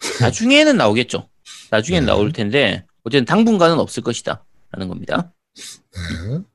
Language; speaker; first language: Korean; native; Korean